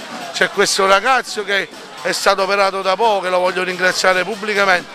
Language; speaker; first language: Italian; native; Italian